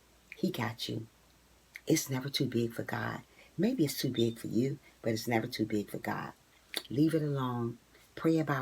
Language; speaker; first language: English; native; English